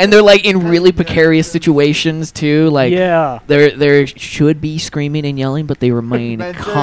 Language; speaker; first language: English; native; English